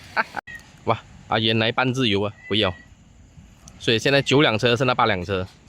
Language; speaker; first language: Chinese; native; Chinese